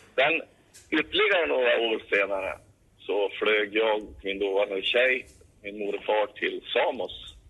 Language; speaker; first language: Swedish; native; Swedish